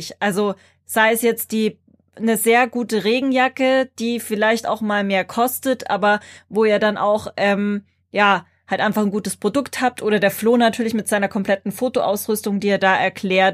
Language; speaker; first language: German; native; German